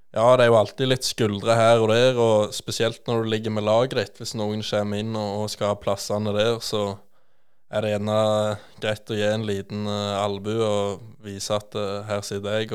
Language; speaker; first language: Norwegian; native; Norwegian